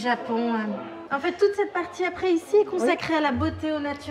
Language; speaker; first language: French; native; French